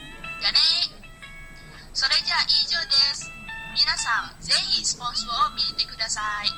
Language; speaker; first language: Japanese; non-native, learner; Indonesian